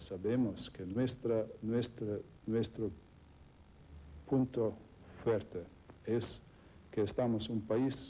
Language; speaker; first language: Spanish; non-native, fluent; Slovenian